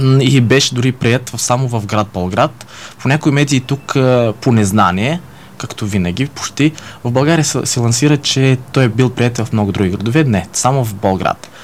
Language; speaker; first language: Bulgarian; early bilingual, heritage; Bulgarian